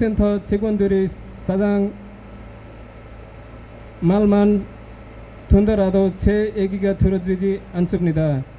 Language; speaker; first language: Korean; non-native, learner; Nepali